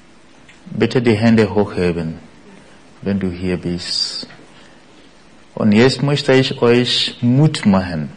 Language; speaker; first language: German; non-native, fluent; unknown